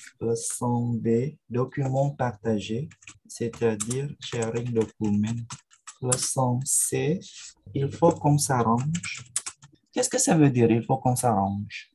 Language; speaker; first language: French; non-native, fluent; Indonesian